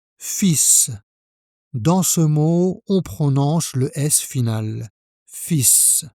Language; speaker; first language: French; native; French